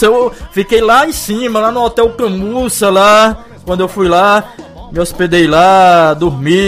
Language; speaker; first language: Portuguese; native; Portuguese